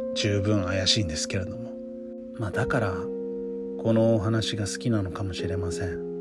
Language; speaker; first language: Japanese; non-native, fluent; English